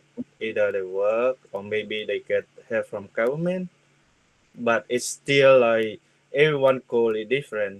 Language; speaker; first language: English; non-native, learner; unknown